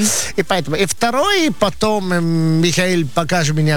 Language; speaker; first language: Russian; non-native, fluent; Italian